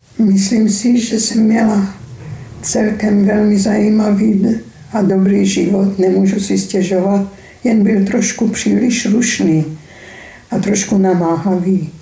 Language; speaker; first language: Czech; non-native, fluent; Hungarian